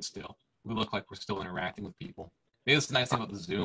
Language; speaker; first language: English; native; English